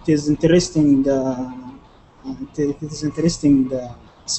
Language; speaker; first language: English; non-native, learner; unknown